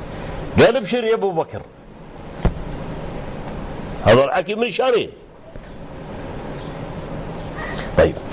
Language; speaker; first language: Arabic; native; Arabic